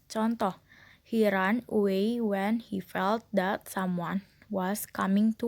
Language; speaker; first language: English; non-native, learner; Indonesian